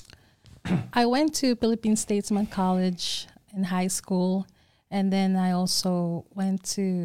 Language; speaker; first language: English; non-native, local second language; Filipino